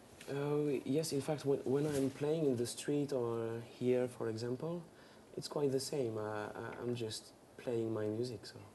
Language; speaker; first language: English; non-native, learner; French